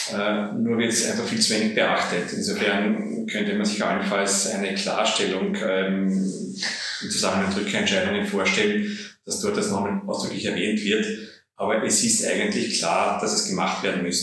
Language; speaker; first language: German; native; German